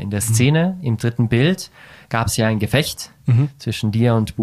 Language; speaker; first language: German; native; German